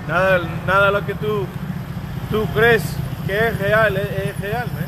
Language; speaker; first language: Spanish; early bilingual, heritage; Spanish